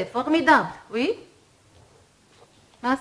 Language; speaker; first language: French; non-native, fluent; Arabic